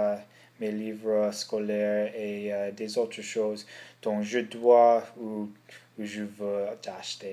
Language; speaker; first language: French; non-native, learner; English